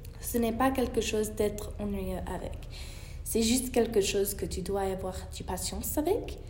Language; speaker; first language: French; non-native, learner; English